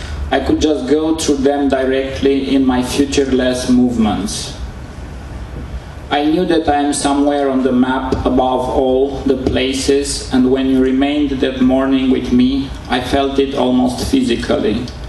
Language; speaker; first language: English; non-native, fluent; Romanian